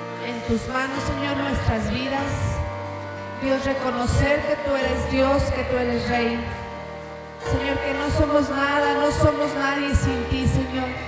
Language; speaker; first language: Spanish; native; Spanish